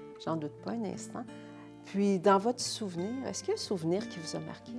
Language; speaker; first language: French; native; French